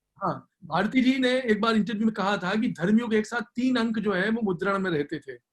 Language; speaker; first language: Hindi; native; Hindi